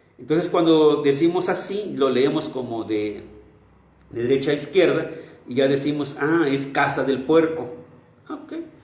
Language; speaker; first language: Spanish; non-native, local second language; Nahuatl languages